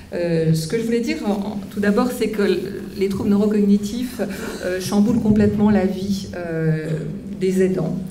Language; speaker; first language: French; native; French